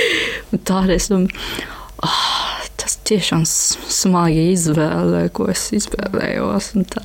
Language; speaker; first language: Latvian; non-native, learner; Japanese